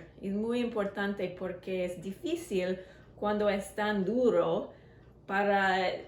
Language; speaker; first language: Spanish; non-native, learner; English